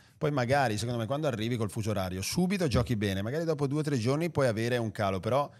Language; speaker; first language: Italian; native; Italian